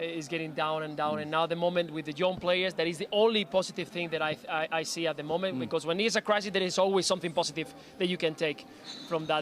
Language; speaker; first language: English; non-native, fluent; Spanish